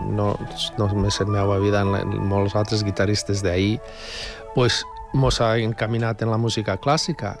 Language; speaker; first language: Catalan; early bilingual, other home language; Bosnian